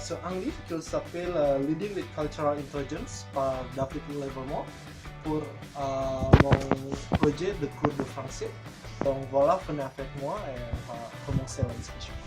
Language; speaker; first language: French; non-native, learner; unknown